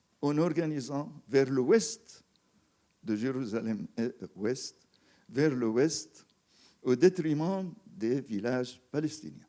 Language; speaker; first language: French; non-native, fluent; Arabic